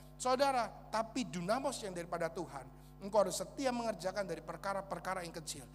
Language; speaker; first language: Indonesian; native; Indonesian